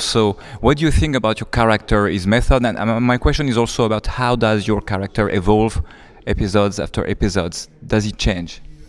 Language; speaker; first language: English; non-native, fluent; French